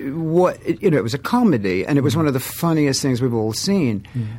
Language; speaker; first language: English; native; English